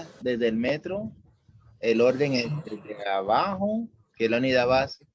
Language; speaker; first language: Spanish; native; Spanish